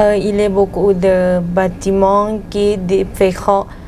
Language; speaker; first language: French; non-native, learner; Thai